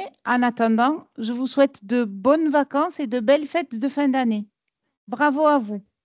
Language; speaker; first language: French; native; French